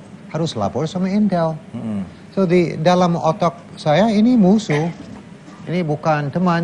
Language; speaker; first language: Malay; non-native, fluent; English